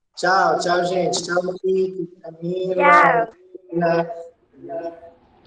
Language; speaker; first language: Portuguese; native; Portuguese